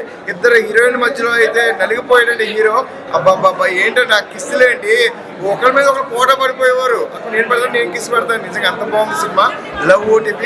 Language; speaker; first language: Telugu; native; Telugu